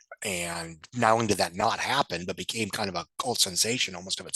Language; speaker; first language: English; native; English